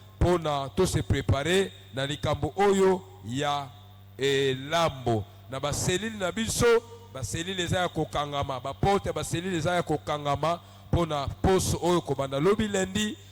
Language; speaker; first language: Lingala; native; Lingala